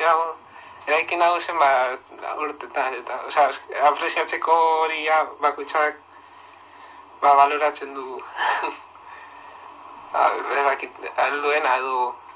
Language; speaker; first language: Basque; non-native, local second language; Spanish